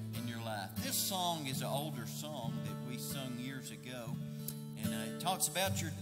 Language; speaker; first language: English; native; English